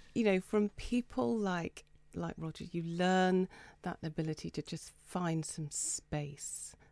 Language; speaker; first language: English; native; English